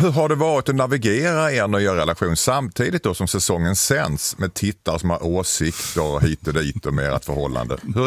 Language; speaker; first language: Swedish; native; Swedish